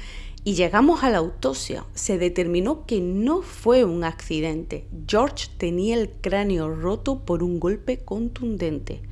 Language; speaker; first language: Spanish; native; Spanish